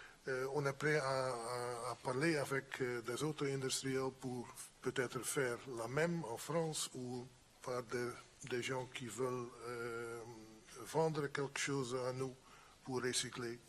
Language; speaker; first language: French; non-native, fluent; Dutch